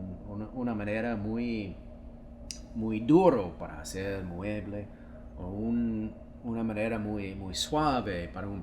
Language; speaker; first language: Spanish; non-native, fluent; English